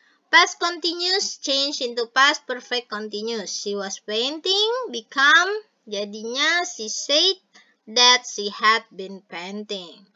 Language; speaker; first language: English; non-native, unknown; Indonesian